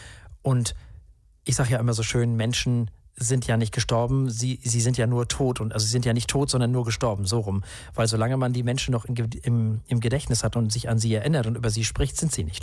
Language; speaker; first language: German; native; German